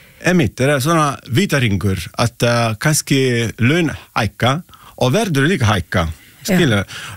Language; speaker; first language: Icelandic; non-native, learner; Italian